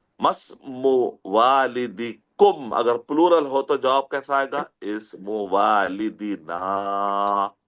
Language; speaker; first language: Urdu; native; Urdu